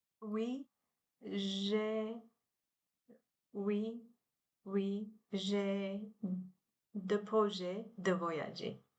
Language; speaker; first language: French; non-native, learner; Chinese